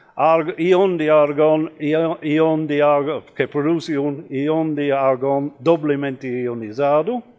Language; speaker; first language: Spanish; non-native, fluent; English